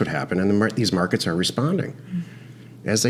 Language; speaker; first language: English; native; English